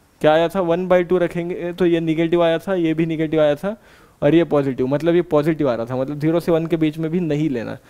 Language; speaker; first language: Hindi; non-native, local second language; Marathi